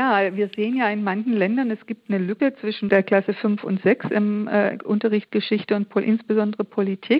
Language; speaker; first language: German; native; German